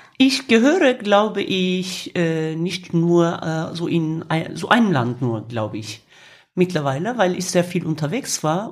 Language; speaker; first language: German; non-native, fluent; Kurdish